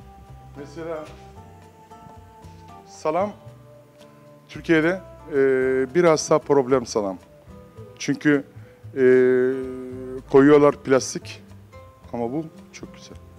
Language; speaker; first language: Turkish; non-native, learner; Arabic